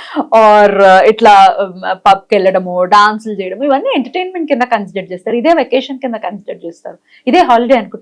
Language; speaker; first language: Telugu; native; Telugu